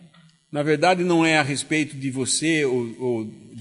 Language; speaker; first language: Portuguese; native; Portuguese